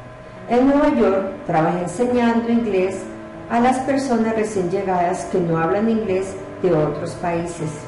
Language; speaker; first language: Spanish; early bilingual, heritage; Spanish